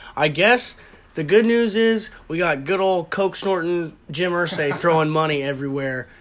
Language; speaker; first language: English; native; English